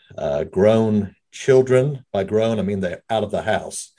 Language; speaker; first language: English; native; English